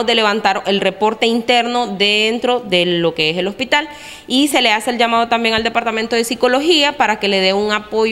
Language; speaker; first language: Spanish; native; Spanish